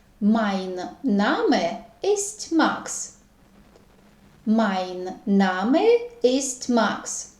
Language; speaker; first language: German; non-native, fluent; Ukrainian